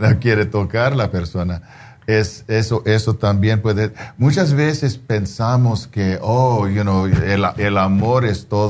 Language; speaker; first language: Spanish; non-native, fluent; English